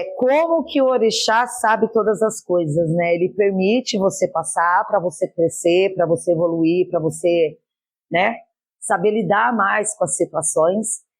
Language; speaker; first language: Portuguese; native; Portuguese